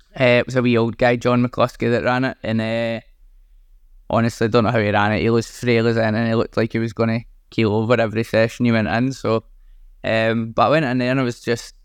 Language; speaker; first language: English; native; English